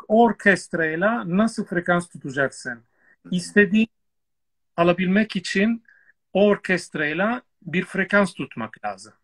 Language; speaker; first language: Turkish; non-native, fluent; Italian